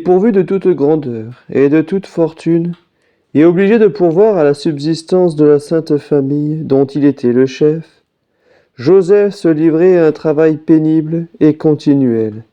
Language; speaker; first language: French; native; French